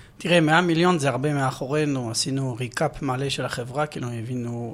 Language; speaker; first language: Hebrew; early bilingual, heritage; French